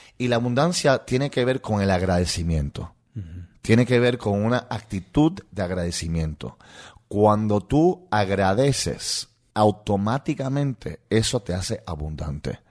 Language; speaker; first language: Spanish; non-native, local second language; English